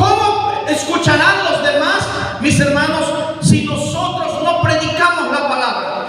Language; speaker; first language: Spanish; native; Spanish